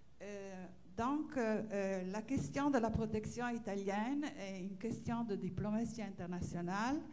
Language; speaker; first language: French; non-native, fluent; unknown